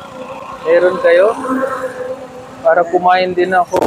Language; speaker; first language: Filipino; non-native, learner; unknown